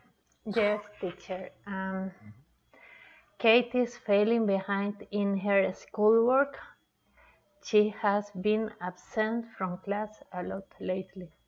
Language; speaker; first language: English; non-native, learner; Spanish